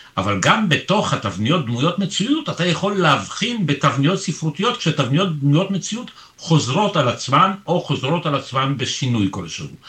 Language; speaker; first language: Hebrew; early bilingual, other home language; Polish